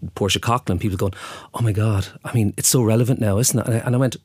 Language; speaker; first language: English; native; English